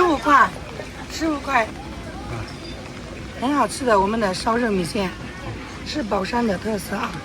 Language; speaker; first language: Chinese; native; Chinese